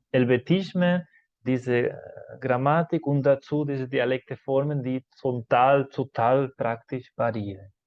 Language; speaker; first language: German; non-native, fluent; Spanish